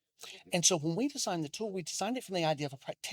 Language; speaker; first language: English; native; English